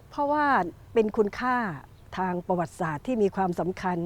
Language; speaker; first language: Thai; native; Thai